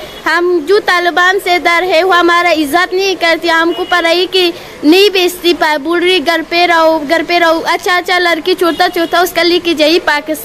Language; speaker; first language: Hindi; non-native, learner; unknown